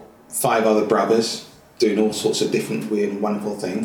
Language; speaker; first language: English; native; English